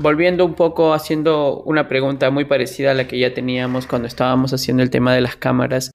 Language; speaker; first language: Spanish; native; Spanish